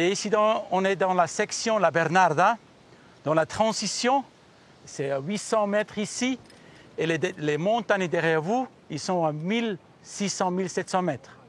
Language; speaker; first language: French; early bilingual, heritage; Spanish